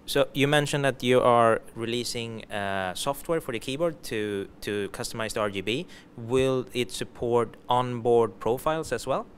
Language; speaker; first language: English; non-native, fluent; Swedish